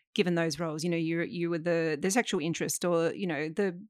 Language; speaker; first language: English; native; English